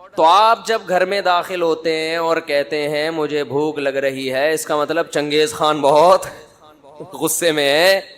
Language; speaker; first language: Urdu; native; Urdu